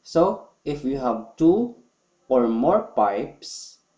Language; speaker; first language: English; non-native, local second language; Filipino